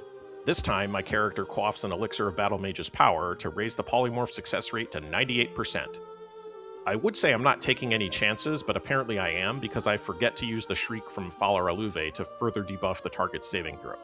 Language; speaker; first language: English; native; English